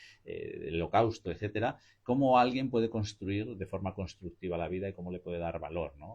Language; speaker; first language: Spanish; native; Spanish